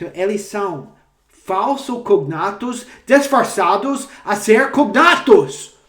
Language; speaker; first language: Portuguese; non-native, fluent; English